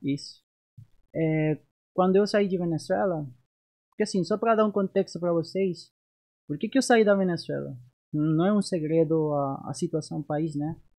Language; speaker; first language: Portuguese; non-native, fluent; Spanish